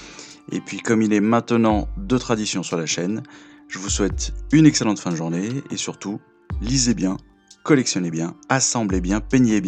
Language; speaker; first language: French; native; French